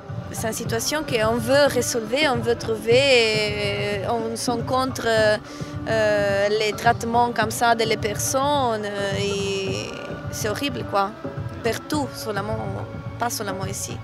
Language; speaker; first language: French; non-native, learner; Italian